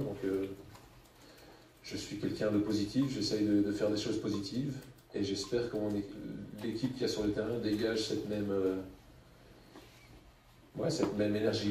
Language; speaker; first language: French; native; French